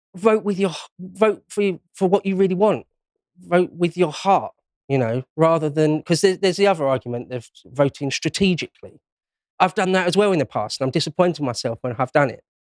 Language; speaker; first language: English; native; English